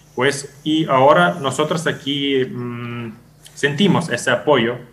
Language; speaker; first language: Spanish; non-native, fluent; Ukrainian